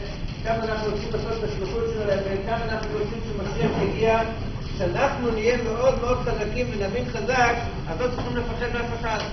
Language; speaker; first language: Hebrew; non-native, fluent; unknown